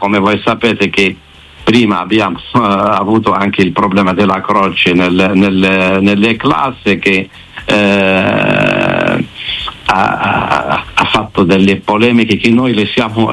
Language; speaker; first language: Italian; non-native, fluent; Arabic